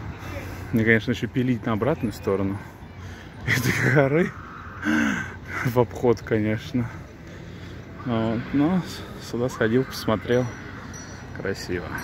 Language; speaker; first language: Russian; native; Russian